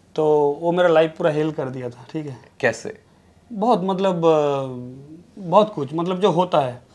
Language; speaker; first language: Hindi; non-native, local second language; Bangla